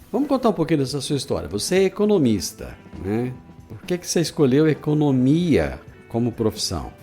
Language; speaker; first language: Portuguese; native; Portuguese